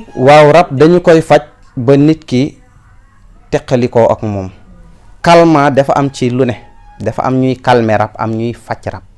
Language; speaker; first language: Wolof; non-native, local second language; Fula